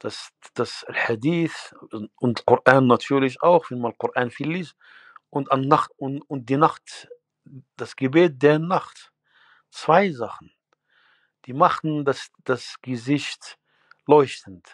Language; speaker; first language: German; non-native, fluent; Arabic